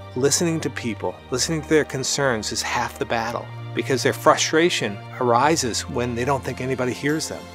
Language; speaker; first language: English; native; English